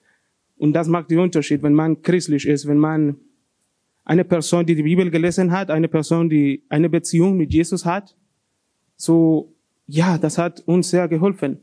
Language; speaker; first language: German; non-native, learner; Spanish